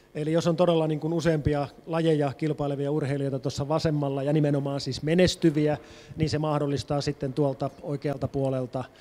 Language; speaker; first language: Finnish; native; Finnish